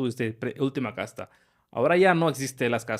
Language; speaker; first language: Spanish; non-native, fluent; Hindi